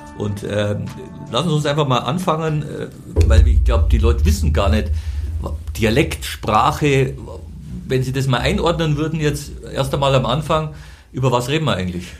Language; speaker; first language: German; native; German